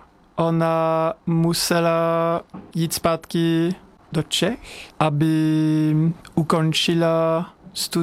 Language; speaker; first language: Czech; non-native, fluent; French